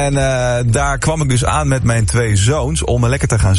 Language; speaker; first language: Dutch; native; Dutch